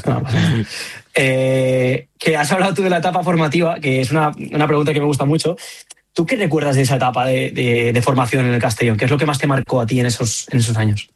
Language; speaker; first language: Spanish; native; Spanish